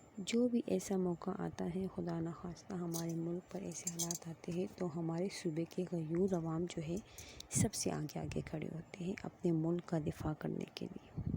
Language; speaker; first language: Urdu; non-native, local second language; Pashto